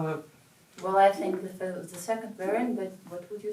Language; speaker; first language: English; non-native, learner; Russian